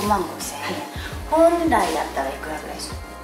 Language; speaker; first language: Japanese; native; Japanese